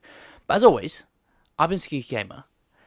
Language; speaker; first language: English; native; English